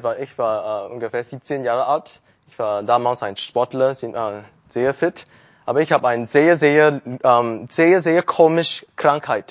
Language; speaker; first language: German; non-native, learner; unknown